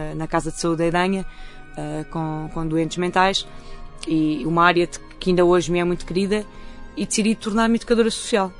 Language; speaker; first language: Portuguese; native; Portuguese